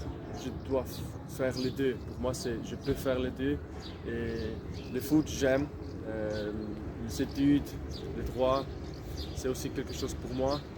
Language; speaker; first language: French; non-native, local second language; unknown